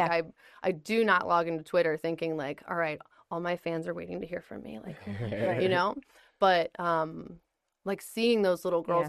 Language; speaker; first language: English; native; English